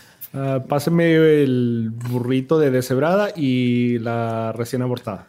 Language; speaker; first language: Spanish; native; Spanish